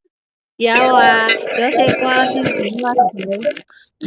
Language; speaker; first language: Cantonese; non-native, learner; Indonesian